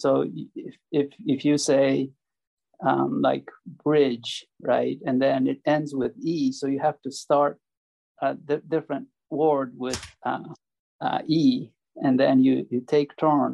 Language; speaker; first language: English; non-native, fluent; Japanese